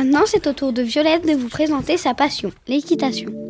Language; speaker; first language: French; native; French